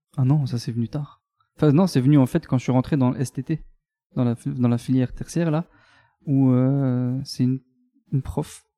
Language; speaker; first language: French; native; French